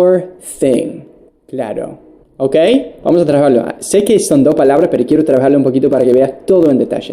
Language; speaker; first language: Spanish; non-native, fluent; English